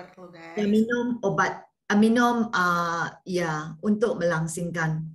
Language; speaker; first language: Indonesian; non-native, learner; Malay